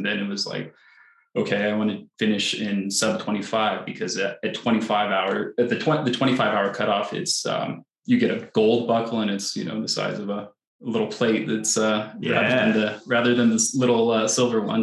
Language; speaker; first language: English; native; English